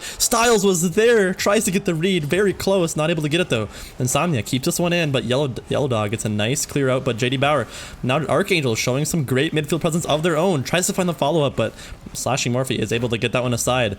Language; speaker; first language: English; native; English